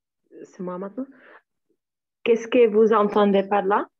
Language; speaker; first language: French; non-native, learner; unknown